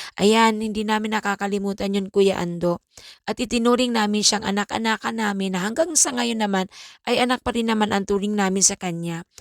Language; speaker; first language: Filipino; native; Filipino